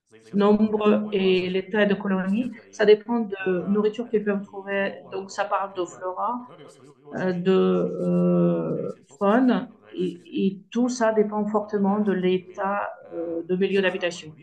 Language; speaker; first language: French; non-native, learner; Russian